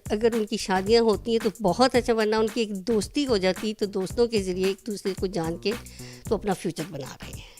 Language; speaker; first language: Urdu; non-native, fluent; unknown